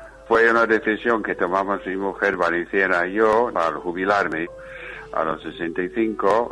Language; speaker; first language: Spanish; non-native, fluent; English